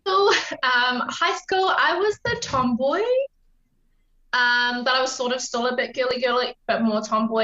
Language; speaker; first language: English; native; English